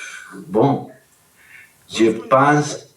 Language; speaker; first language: French; non-native, learner; Spanish